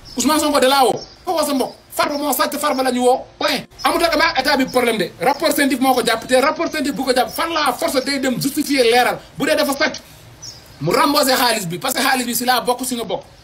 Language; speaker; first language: Wolof; non-native, local second language; Fula